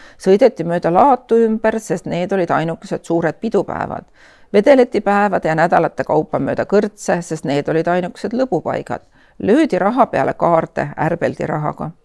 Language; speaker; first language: Estonian; native; Estonian